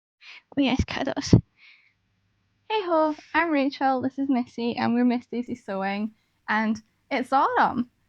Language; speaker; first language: English; native; English